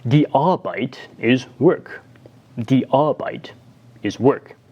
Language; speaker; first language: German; non-native, fluent; English